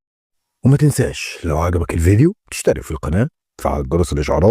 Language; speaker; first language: Arabic; native; Arabic